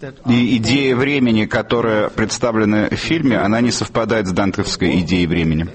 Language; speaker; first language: Russian; native; Russian